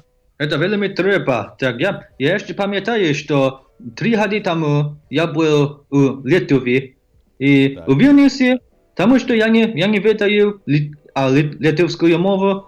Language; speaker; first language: Belarusian; non-native, learner; Japanese